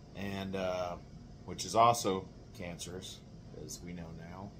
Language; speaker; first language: English; native; English